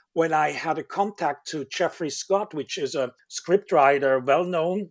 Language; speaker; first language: English; non-native, fluent; German